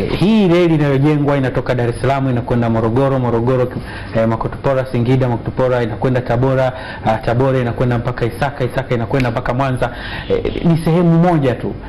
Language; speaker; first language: Swahili; native; Swahili